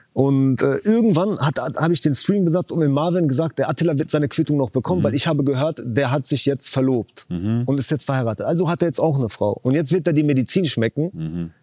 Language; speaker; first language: German; early bilingual, other home language; Chechen